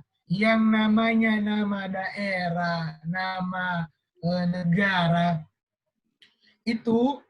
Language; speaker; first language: Indonesian; native; Indonesian